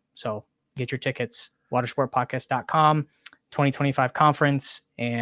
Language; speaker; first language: English; native; English